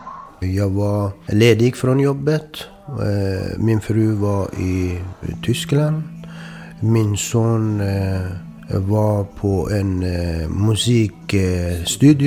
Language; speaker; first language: Swedish; non-native, fluent; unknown